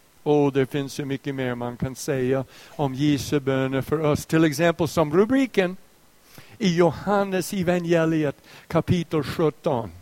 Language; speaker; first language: Swedish; non-native, fluent; English